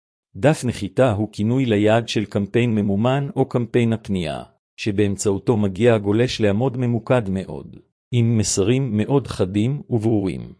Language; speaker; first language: Hebrew; native; Hebrew